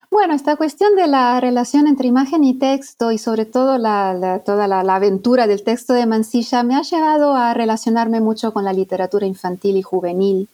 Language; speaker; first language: Spanish; non-native, fluent; Italian